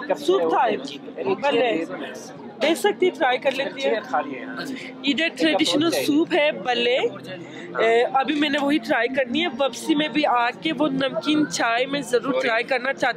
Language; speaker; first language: Hindi; non-native, fluent; Turkish